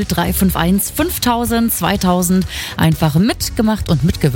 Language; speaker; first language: German; native; German